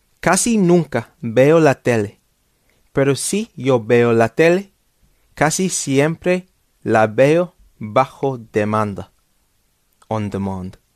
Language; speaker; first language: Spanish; non-native, fluent; English